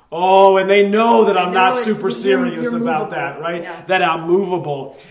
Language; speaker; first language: English; native; English